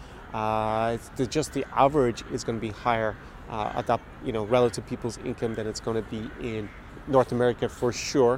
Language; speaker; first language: English; native; English